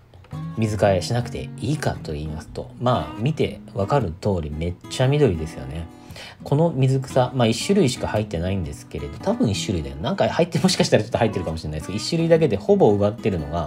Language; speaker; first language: Japanese; native; Japanese